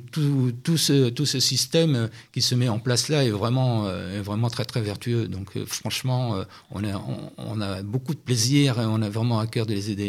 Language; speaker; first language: French; native; French